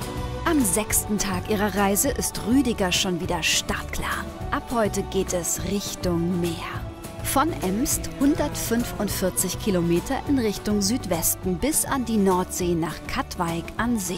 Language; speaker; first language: German; native; German